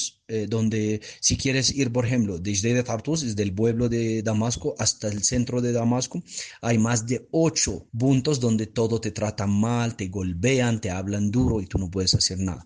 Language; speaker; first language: Spanish; non-native, fluent; Arabic